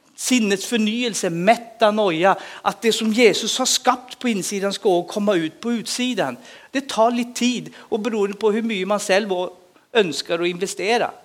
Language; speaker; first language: Swedish; native; Swedish